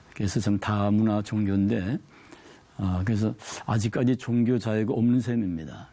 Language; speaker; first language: Korean; native; Korean